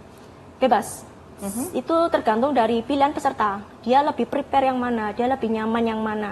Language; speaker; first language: Indonesian; native; Indonesian